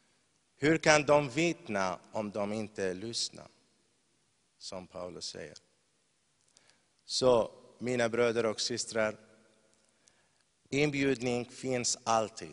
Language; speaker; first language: Swedish; non-native, fluent; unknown